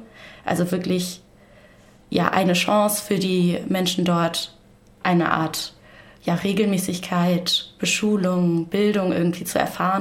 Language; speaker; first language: German; native; German